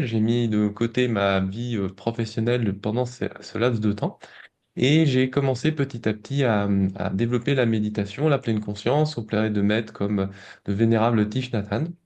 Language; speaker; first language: French; native; French